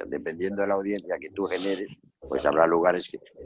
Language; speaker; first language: Spanish; native; Spanish